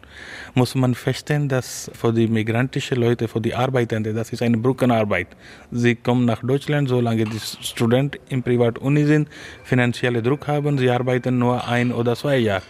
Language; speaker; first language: German; non-native, learner; Urdu